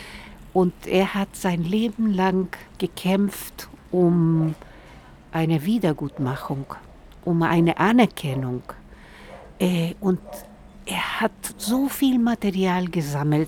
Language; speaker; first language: German; non-native, fluent; Spanish